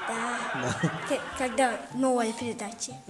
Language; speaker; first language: Russian; non-native, learner; Tajik